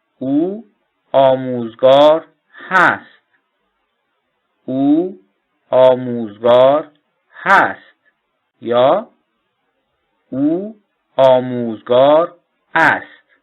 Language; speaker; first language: Persian; non-native, fluent; Turkish